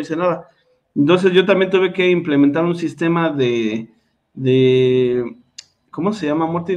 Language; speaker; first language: Spanish; native; Spanish